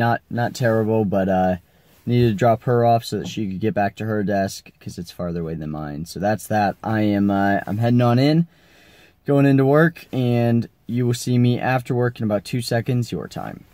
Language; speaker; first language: English; native; English